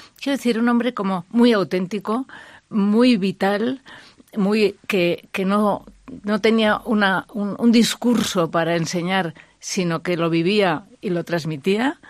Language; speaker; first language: Spanish; native; Spanish